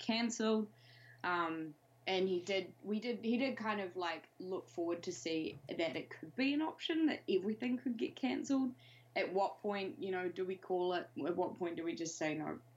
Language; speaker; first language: English; native; English